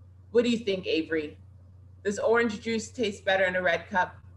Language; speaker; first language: English; early bilingual, other home language; French